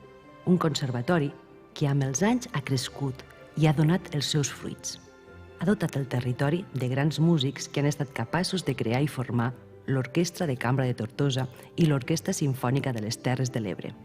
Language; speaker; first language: Catalan; native; Catalan